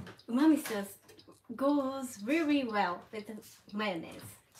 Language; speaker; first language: English; non-native, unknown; Japanese